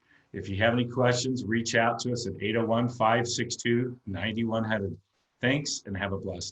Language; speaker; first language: English; native; English